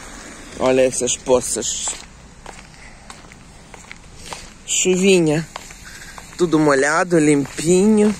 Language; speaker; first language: Portuguese; non-native, local second language; Kabuverdianu